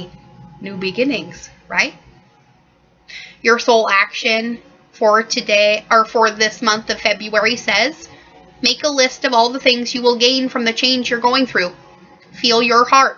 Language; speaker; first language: English; native; English